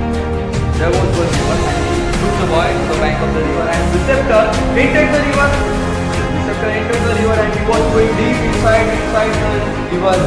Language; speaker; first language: English; non-native, local second language; Marathi